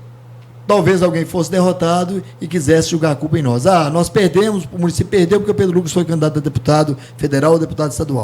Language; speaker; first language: Portuguese; native; Portuguese